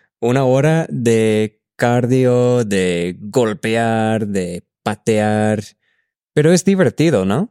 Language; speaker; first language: Spanish; non-native, fluent; English